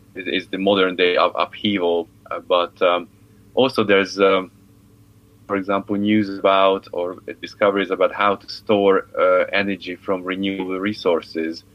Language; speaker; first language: English; non-native, fluent; Hungarian